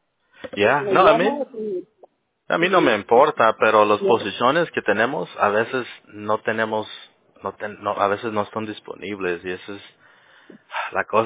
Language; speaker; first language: Spanish; early bilingual, heritage; Spanish